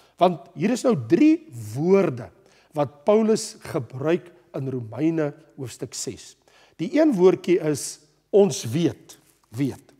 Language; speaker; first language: Afrikaans; native; Afrikaans